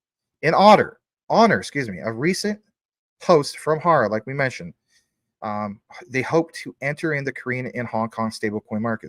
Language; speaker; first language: English; native; English